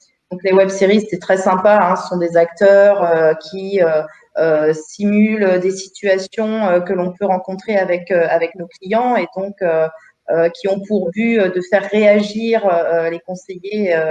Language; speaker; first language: French; native; French